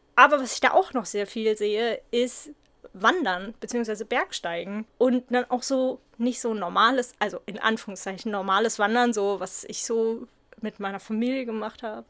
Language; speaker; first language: German; native; German